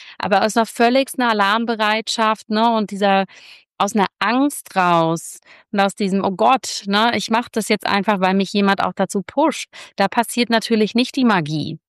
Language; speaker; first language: German; native; German